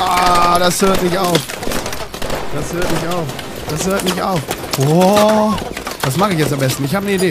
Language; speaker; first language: German; native; German